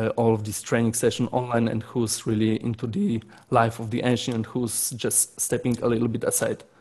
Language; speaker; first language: English; non-native, fluent; Polish